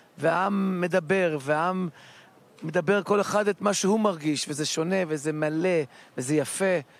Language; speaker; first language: Hebrew; native; Hebrew